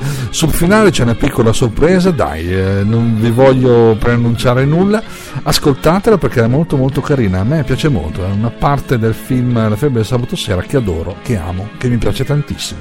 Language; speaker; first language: Italian; native; Italian